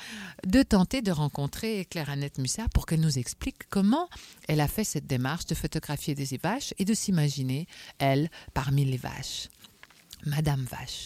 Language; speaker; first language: French; native; French